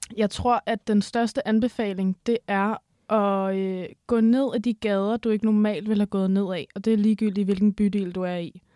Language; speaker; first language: Danish; native; Danish